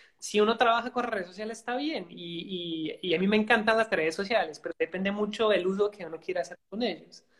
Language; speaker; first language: Spanish; non-native, fluent; French